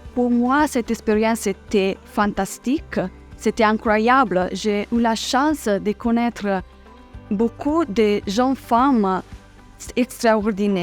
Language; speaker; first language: French; non-native, local second language; Arabic